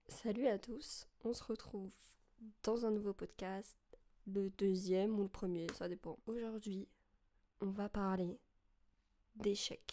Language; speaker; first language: French; native; French